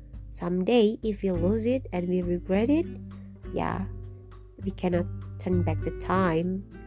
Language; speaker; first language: English; non-native, fluent; Indonesian